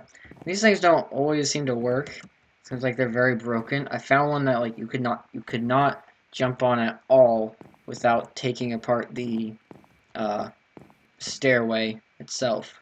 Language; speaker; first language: English; native; English